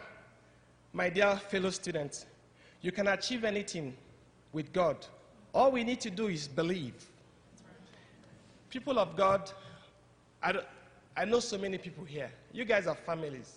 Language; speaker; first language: English; non-native, local second language; Igbo